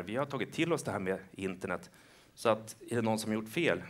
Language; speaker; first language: Swedish; native; Swedish